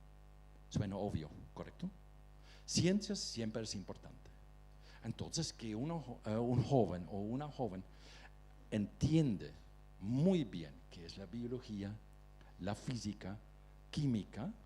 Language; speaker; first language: Spanish; non-native, fluent; Dutch